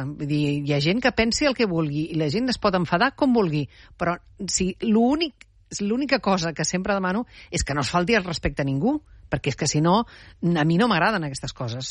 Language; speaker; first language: Catalan; native; Catalan